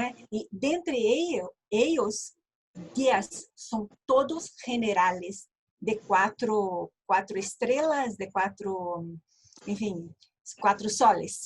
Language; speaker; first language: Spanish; non-native, learner; Portuguese